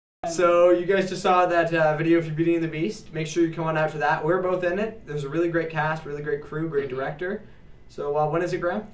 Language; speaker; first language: English; native; English